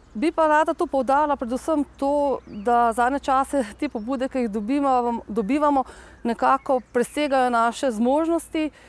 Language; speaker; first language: Slovenian; native; Slovenian